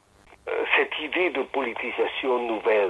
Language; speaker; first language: French; non-native, fluent; Spanish